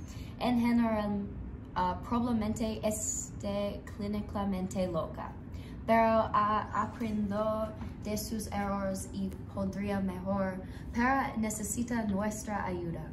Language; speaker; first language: Spanish; non-native, learner; English